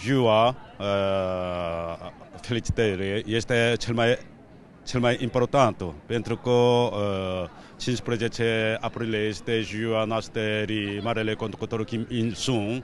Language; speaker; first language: Romanian; non-native, learner; Korean